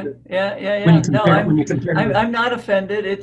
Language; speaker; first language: English; native; English